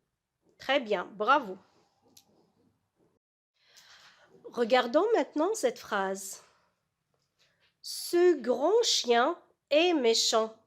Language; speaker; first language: French; non-native, local second language; Arabic